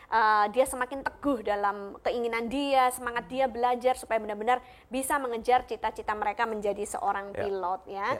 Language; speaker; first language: Indonesian; native; Indonesian